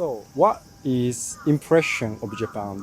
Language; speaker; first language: English; non-native, learner; Japanese